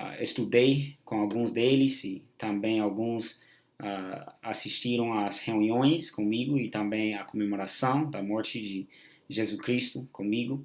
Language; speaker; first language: Portuguese; non-native, fluent; English